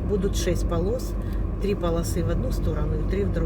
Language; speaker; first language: Russian; native; Russian